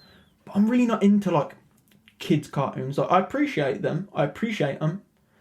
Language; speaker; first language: English; native; English